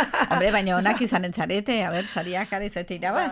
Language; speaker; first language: Basque; native; Basque